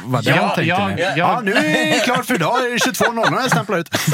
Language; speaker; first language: Swedish; native; Swedish